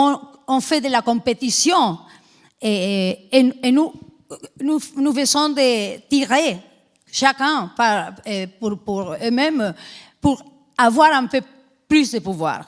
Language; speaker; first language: French; non-native, fluent; Spanish